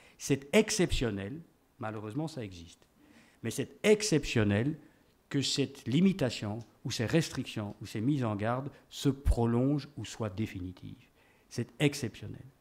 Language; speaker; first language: French; native; French